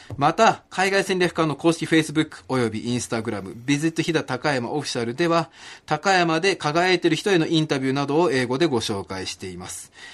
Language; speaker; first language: Japanese; native; Japanese